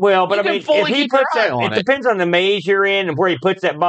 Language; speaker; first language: English; native; English